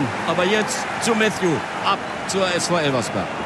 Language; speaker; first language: German; native; German